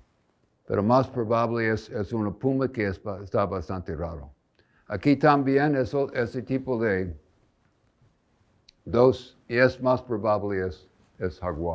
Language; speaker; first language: Spanish; non-native, fluent; English